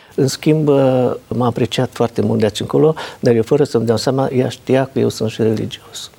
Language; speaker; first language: Romanian; native; Romanian